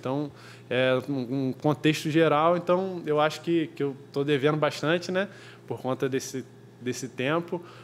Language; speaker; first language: Portuguese; native; Portuguese